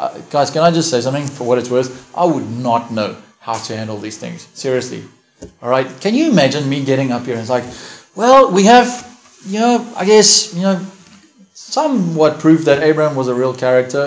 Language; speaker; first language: English; early bilingual, other home language; Afrikaans